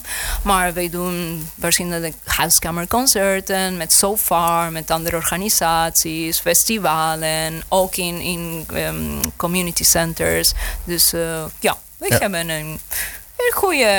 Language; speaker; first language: Dutch; non-native, learner; Spanish